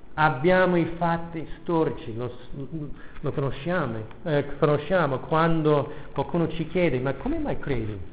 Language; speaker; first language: Italian; non-native, fluent; English